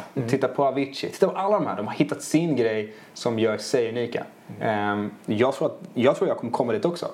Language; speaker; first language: Swedish; early bilingual, other home language; Italian